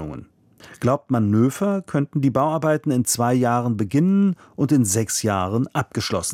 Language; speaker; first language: German; native; German